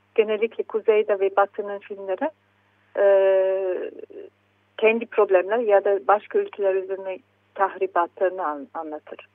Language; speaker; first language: Turkish; non-native, fluent; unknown